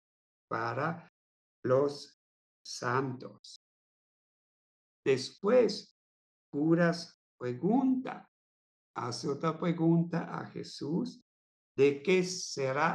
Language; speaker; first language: Spanish; non-native, fluent; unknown